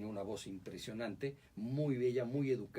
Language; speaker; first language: Spanish; native; Spanish